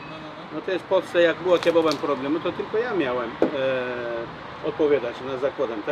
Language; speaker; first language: Polish; non-native, learner; Turkish